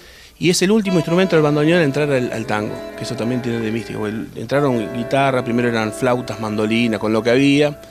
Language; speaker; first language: Spanish; native; Spanish